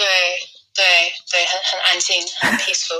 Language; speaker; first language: Chinese; non-native, fluent; English